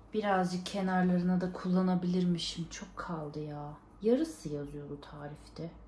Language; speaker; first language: Turkish; native; Turkish